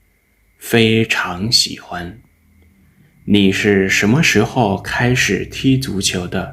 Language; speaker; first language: Chinese; non-native, fluent; Lao